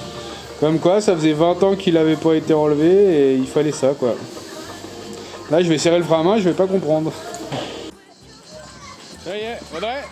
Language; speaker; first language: French; native; French